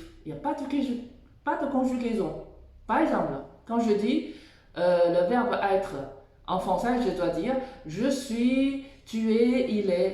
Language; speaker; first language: French; non-native, fluent; Chinese